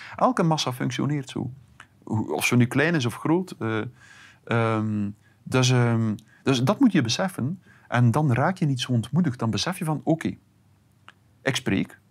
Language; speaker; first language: Dutch; native; Dutch